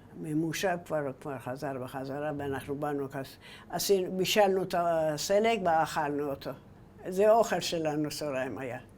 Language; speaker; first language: Hebrew; non-native, learner; Persian